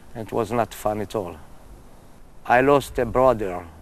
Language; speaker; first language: English; non-native, fluent; Hebrew